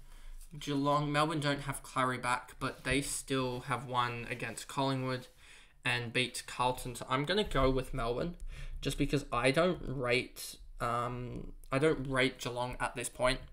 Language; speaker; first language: English; native; English